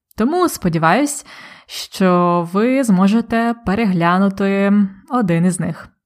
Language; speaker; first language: Ukrainian; native; Ukrainian